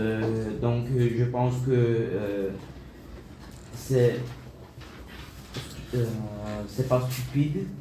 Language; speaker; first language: French; non-native, learner; Bulgarian